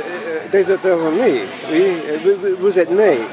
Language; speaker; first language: French; non-native, learner; English